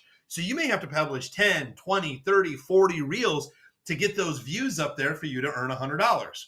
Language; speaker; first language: English; native; English